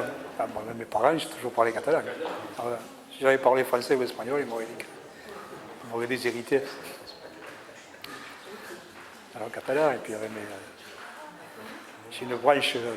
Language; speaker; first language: French; early bilingual, other home language; Catalan